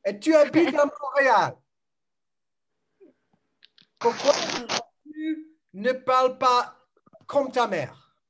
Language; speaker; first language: French; non-native, learner; English